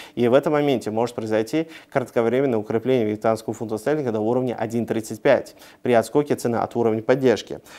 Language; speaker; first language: Russian; non-native, local second language; Uzbek